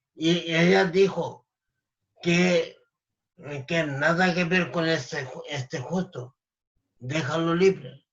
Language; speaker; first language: Spanish; non-native, learner; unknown